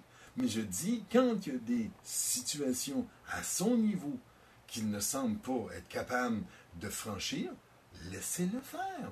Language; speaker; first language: French; native; French